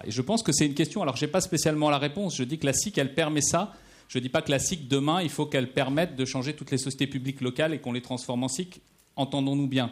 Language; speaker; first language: French; native; French